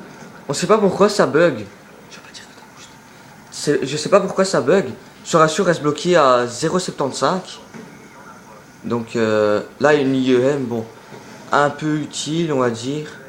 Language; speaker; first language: French; native; French